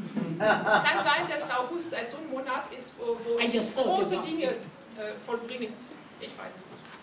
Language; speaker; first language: German; non-native, fluent; Hungarian